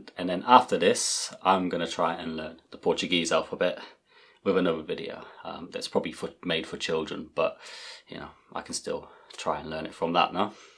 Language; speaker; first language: English; native; English